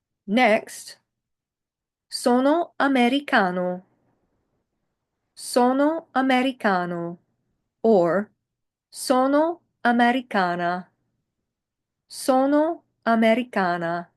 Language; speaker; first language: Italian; non-native, fluent; English